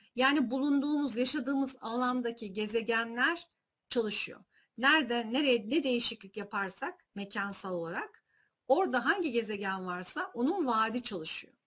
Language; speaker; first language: Turkish; early bilingual, heritage; Turkish